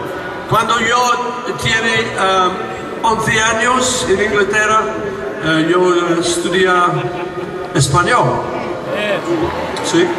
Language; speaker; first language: Spanish; non-native, learner; English